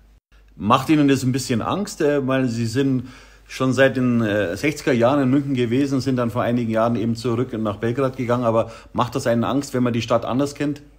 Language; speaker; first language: German; native; German